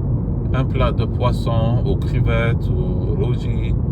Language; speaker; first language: French; non-native, fluent; Arabic